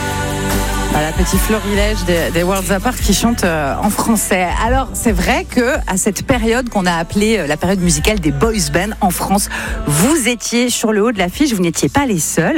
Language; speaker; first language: French; native; French